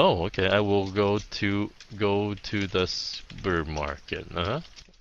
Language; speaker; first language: English; early bilingual, heritage; Vietnamese